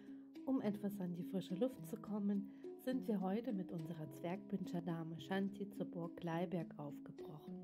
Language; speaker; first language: German; native; German